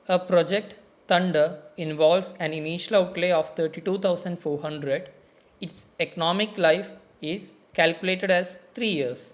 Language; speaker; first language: English; non-native, local second language; Malayalam